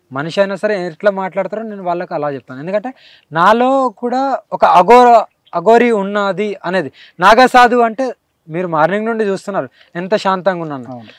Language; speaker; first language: Telugu; native; Telugu